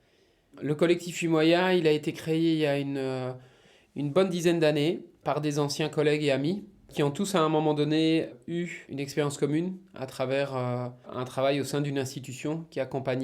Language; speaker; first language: French; native; French